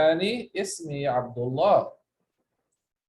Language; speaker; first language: Arabic; non-native, fluent; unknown